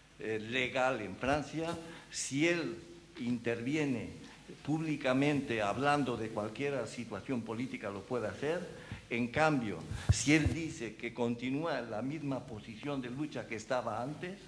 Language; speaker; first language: Spanish; native; Spanish